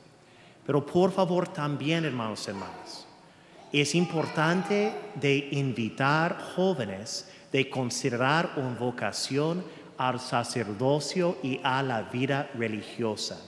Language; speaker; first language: Spanish; early bilingual, heritage; English